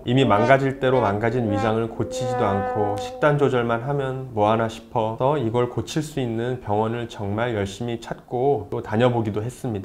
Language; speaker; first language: Korean; native; Korean